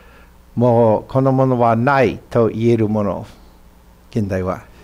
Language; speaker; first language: Japanese; non-native, fluent; English